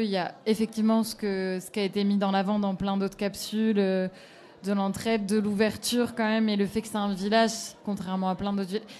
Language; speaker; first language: French; native; French